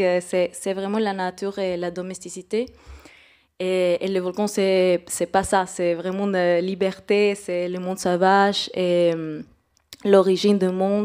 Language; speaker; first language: French; non-native, fluent; Spanish